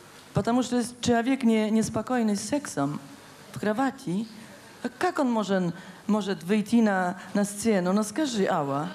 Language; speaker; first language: Russian; non-native, fluent; Polish